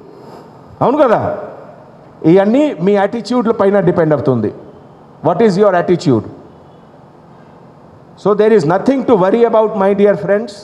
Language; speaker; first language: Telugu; non-native, fluent; Hindi